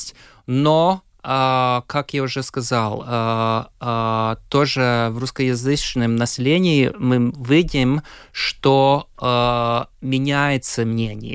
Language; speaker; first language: Russian; non-native, local second language; Latvian